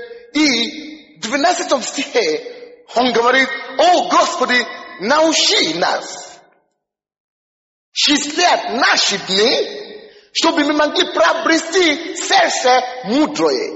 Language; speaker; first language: Russian; non-native, fluent; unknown